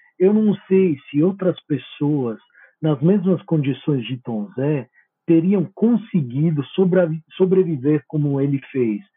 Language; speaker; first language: Portuguese; non-native, fluent; Italian